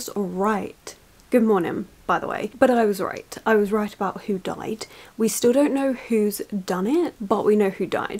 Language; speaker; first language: English; native; English